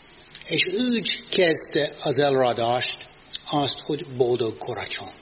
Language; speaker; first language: Hungarian; non-native, fluent; English